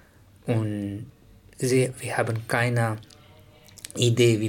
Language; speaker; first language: German; non-native, learner; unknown